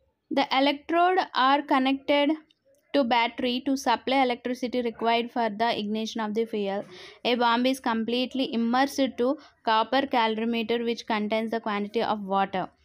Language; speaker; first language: English; non-native, local second language; Telugu